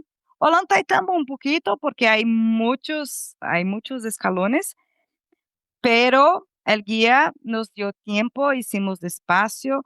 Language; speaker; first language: Spanish; non-native, fluent; Portuguese